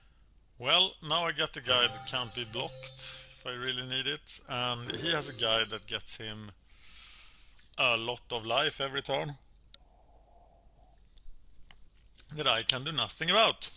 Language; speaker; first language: English; non-native, fluent; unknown